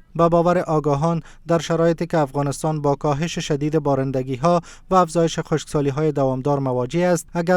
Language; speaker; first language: Persian; native; Persian